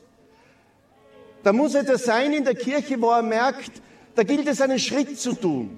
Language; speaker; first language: German; native; German